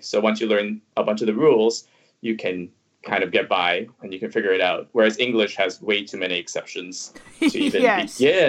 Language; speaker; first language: English; non-native, fluent; Cantonese